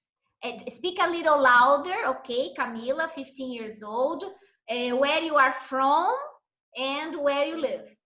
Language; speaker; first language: English; non-native, fluent; Portuguese